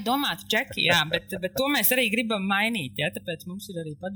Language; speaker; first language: Latvian; native; Latvian